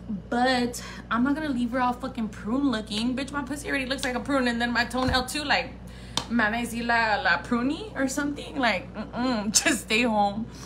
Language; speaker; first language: English; early bilingual, other home language; Spanish